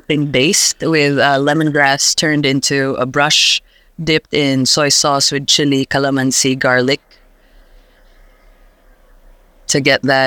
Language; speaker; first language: English; non-native, local second language; Hiligaynon